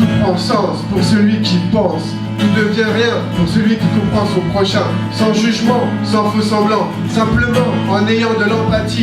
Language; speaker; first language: French; native; French